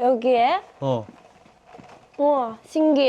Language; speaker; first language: Korean; non-native, learner; Japanese